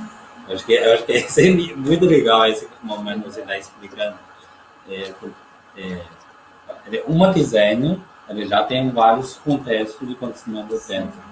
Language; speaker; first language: Portuguese; non-native, learner; Chinese